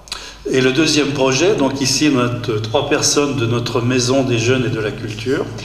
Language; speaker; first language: French; native; French